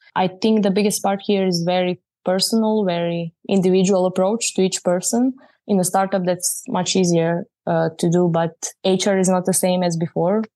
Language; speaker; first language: English; non-native, fluent; Croatian